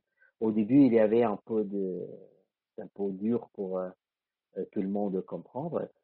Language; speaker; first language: French; non-native, fluent; Italian